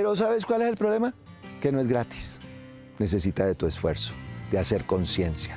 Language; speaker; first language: Spanish; native; Spanish